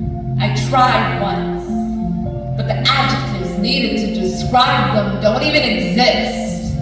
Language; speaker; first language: English; early bilingual, other home language; Punjabi